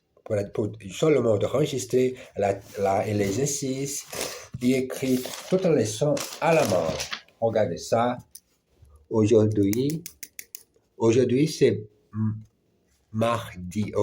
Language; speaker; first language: French; non-native, learner; Portuguese